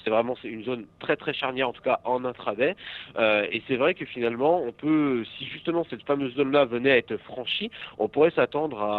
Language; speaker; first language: French; native; French